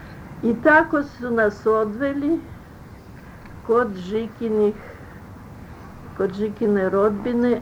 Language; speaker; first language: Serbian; early bilingual, other home language; Russian